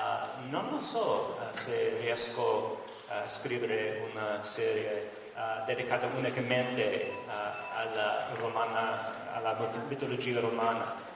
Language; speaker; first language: Italian; non-native, learner; English